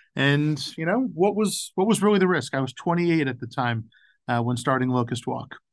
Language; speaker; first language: English; native; English